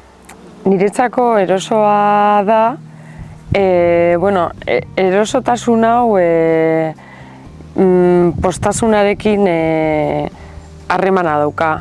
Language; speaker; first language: Basque; non-native, local second language; Spanish